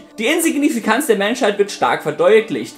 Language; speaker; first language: German; native; German